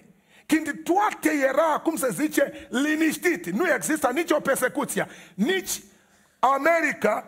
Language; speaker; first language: Romanian; non-native, learner; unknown